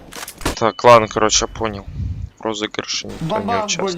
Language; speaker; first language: Russian; native; Russian